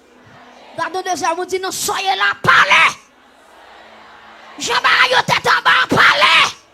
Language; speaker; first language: French; non-native, local second language; Haitian Creole